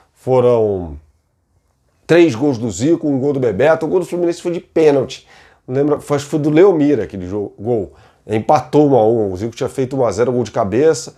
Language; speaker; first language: Portuguese; native; Portuguese